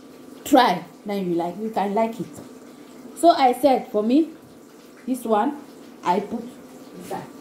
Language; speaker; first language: English; non-native, learner; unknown